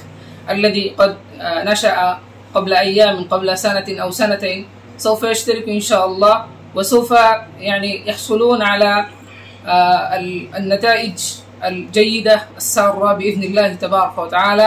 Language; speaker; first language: Arabic; non-native, fluent; Bangla